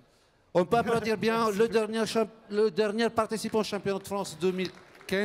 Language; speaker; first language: French; native; French